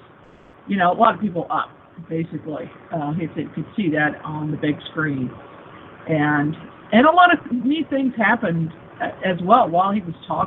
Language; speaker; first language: English; native; English